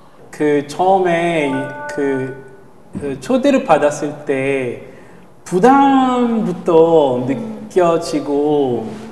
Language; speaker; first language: Korean; non-native, fluent; French